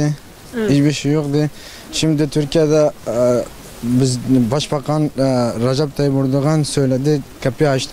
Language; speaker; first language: Turkish; non-native, learner; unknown